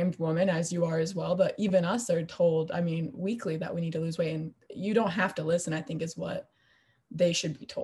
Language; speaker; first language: English; native; English